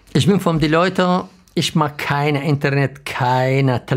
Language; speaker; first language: German; non-native, learner; Arabic